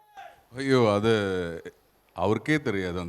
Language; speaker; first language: Tamil; non-native, learner; Malayalam